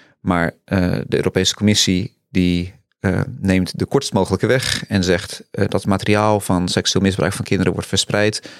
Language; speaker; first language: Dutch; native; Dutch